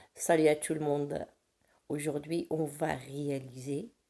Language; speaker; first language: French; non-native, local second language; Arabic